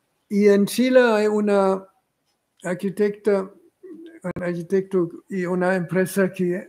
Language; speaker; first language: Spanish; non-native, fluent; German